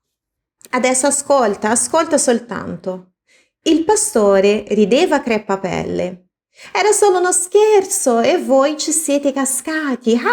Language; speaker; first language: Italian; non-native, fluent; Portuguese